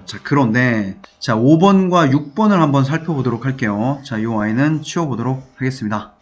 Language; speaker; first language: Korean; native; Korean